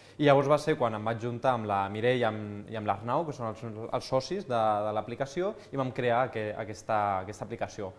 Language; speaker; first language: Catalan; native; Catalan